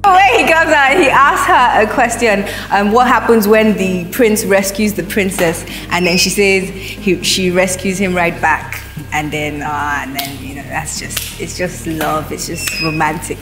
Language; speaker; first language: English; non-native, local second language; Yoruba